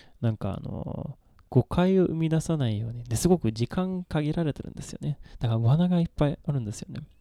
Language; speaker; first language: Japanese; non-native, fluent; Swedish